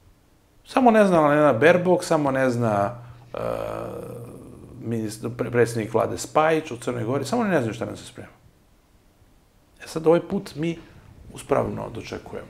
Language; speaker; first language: Serbian; native; Serbian